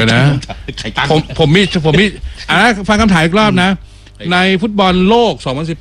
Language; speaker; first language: Thai; native; Thai